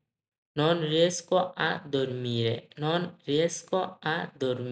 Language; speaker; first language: Italian; non-native, learner; Bangla